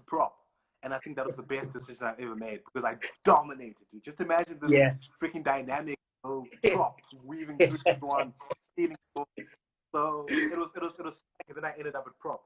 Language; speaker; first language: English; non-native, local second language; Xhosa